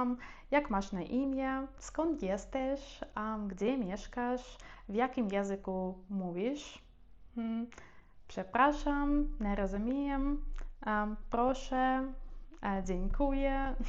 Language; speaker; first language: Polish; non-native, learner; Russian